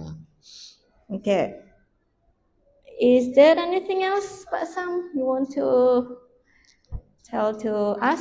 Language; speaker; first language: English; non-native, learner; Indonesian